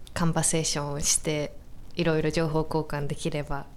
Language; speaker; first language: Japanese; native; Japanese